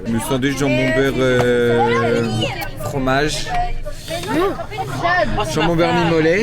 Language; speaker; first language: French; native; French